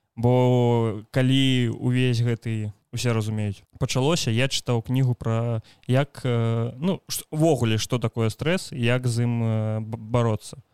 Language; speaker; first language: Belarusian; non-native, local second language; Russian